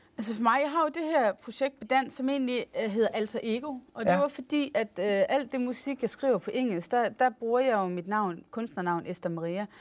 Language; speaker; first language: Danish; non-native, fluent; English